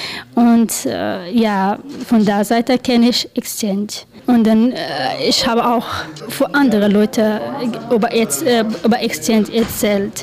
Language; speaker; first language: German; non-native, learner; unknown